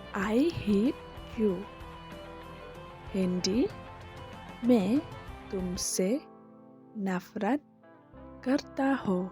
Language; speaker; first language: Hindi; non-native, local second language; Khasi